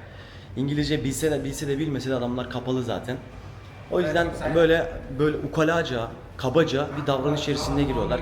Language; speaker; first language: Turkish; native; Turkish